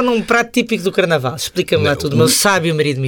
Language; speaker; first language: Portuguese; native; Portuguese